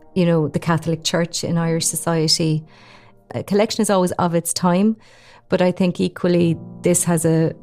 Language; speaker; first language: English; native; English